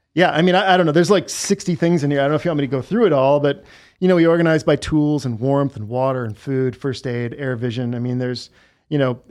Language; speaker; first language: English; native; English